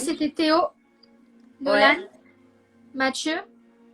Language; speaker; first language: French; native; French